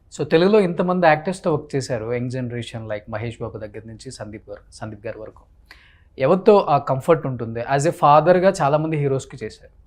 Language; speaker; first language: Telugu; native; Telugu